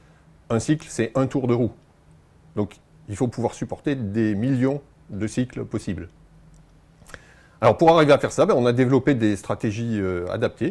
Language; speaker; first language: French; native; French